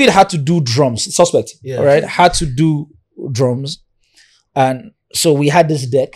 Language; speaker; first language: English; non-native, local second language; Yoruba